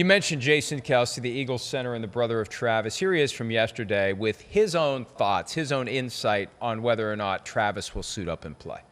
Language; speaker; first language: English; native; English